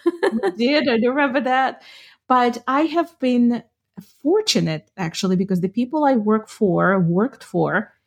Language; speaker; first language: English; non-native, fluent; Ukrainian